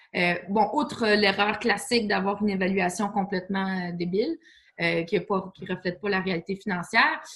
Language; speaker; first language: French; native; French